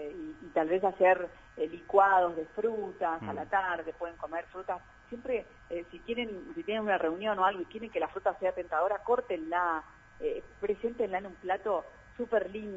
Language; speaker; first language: Spanish; native; Spanish